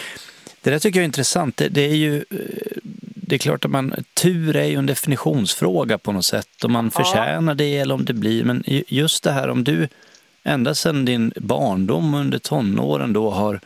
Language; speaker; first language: Swedish; native; Swedish